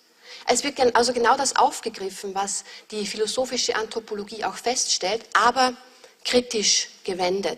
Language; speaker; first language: German; native; German